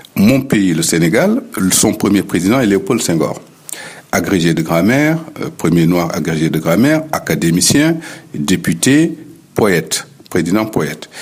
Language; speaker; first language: French; non-native, local second language; Fula